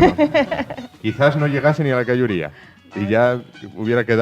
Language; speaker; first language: Spanish; native; Spanish